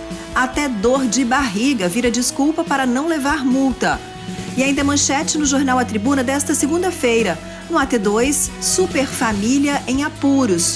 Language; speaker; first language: Portuguese; native; Portuguese